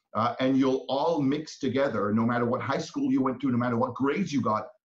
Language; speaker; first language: English; non-native, fluent; Hebrew